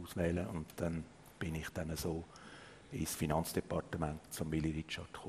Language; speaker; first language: German; native; German